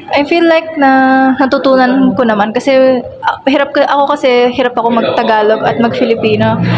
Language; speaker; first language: Filipino; non-native, local second language; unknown